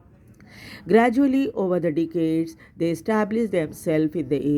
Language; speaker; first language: English; non-native, local second language; Hindi